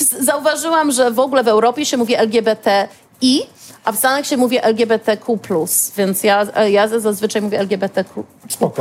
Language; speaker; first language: Polish; early bilingual, heritage; Polish